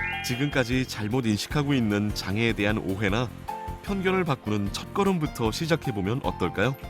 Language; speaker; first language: Korean; native; Korean